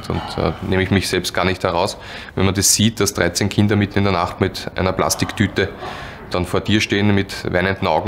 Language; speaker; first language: German; native; German